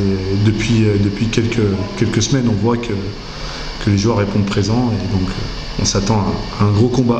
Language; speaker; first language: French; native; French